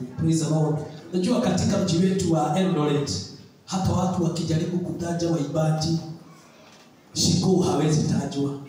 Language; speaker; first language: Swahili; non-native, local second language; Kikuyu